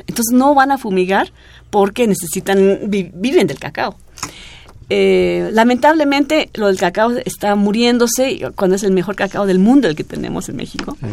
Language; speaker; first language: Spanish; non-native, fluent; German